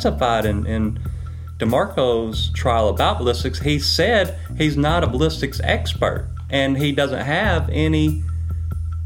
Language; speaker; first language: English; native; English